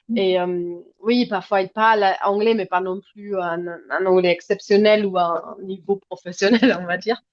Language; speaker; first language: French; non-native, fluent; German